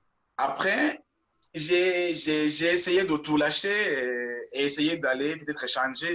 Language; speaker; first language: French; non-native, local second language; Kinyarwanda